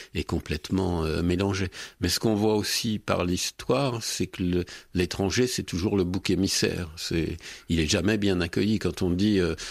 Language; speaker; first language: French; native; French